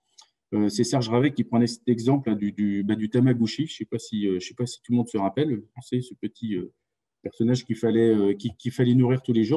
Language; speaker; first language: French; native; French